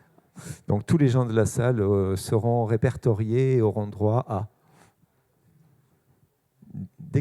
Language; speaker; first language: French; native; French